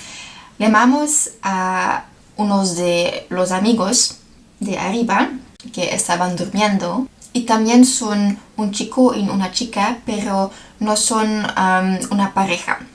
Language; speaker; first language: Spanish; non-native, learner; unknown